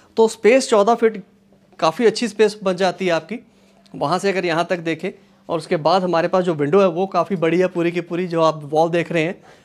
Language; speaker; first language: Hindi; native; Hindi